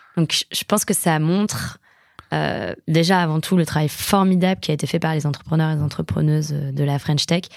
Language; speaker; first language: French; native; French